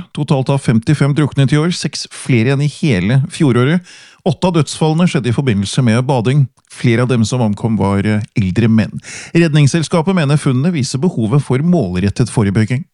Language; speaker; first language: Norwegian; native; Norwegian